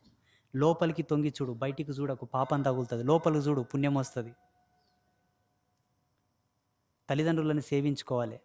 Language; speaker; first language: Telugu; native; Telugu